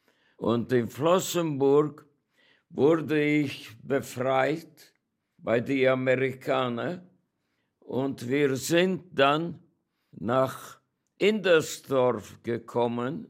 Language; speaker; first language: German; non-native, fluent; Hungarian